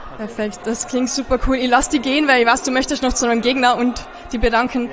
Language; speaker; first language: German; native; German